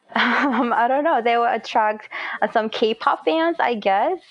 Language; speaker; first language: English; non-native, fluent; Korean